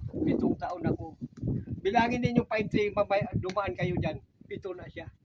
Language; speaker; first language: Filipino; non-native, local second language; Hiligaynon